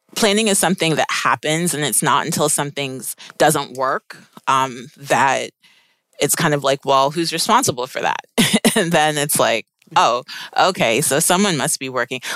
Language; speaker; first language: English; native; English